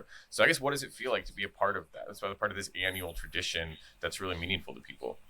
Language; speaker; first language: English; native; English